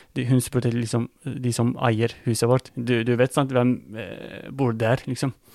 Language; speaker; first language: Norwegian; non-native, fluent; Turkish